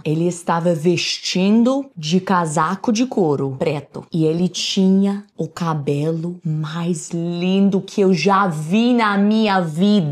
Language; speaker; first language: Portuguese; non-native, fluent; English